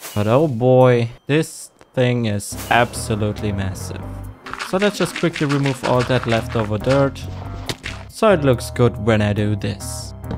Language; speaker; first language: English; non-native, fluent; German